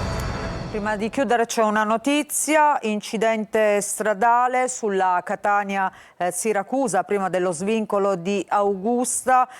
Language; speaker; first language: Italian; native; Italian